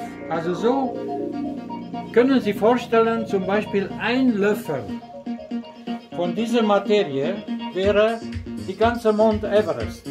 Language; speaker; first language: German; non-native, fluent; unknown